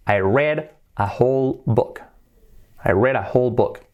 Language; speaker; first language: English; non-native, fluent; Spanish